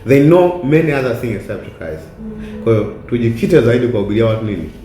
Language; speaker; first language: English; non-native, local second language; Swahili